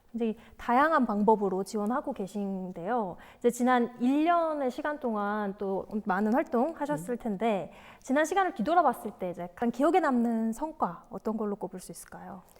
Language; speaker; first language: Korean; native; Korean